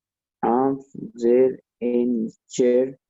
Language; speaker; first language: English; non-native, learner; Spanish